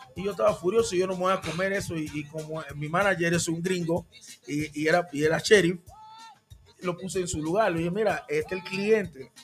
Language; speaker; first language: Spanish; non-native, local second language; English